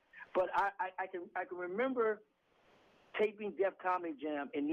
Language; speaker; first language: English; native; English